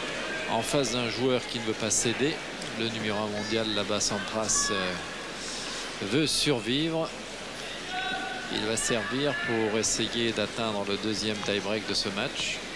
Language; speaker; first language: French; native; French